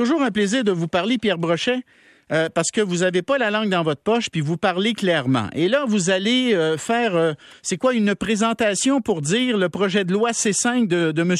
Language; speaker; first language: French; native; French